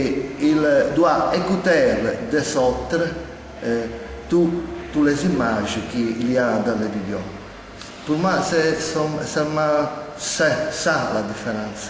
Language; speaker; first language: French; non-native, learner; Italian